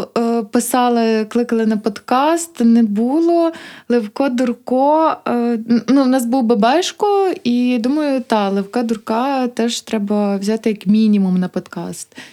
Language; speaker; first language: Ukrainian; native; Ukrainian